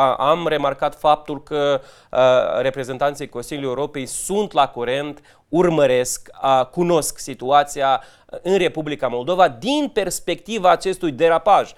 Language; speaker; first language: Romanian; native; Romanian